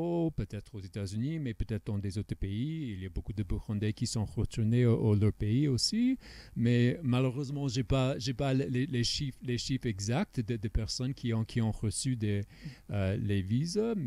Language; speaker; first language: French; non-native, fluent; English